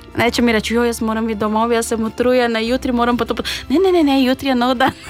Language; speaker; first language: Slovenian; non-native, fluent; Portuguese